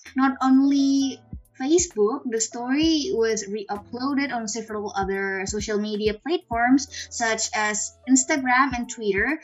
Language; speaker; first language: English; non-native, fluent; Indonesian